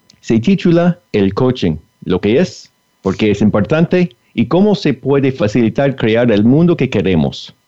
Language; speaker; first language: Spanish; non-native, fluent; English